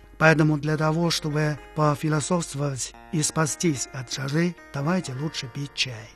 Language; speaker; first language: Russian; non-native, fluent; Chinese